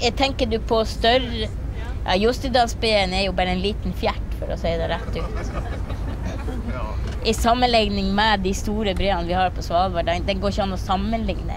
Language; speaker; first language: Norwegian; native; Norwegian